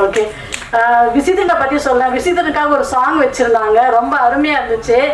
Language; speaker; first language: Tamil; non-native, local second language; Telugu